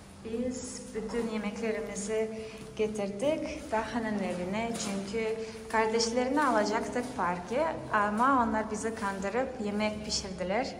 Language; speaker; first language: Turkish; non-native, fluent; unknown